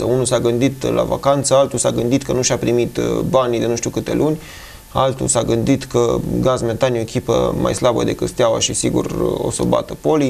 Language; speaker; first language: Romanian; native; Romanian